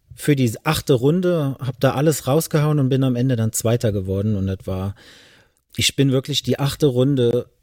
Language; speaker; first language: German; native; German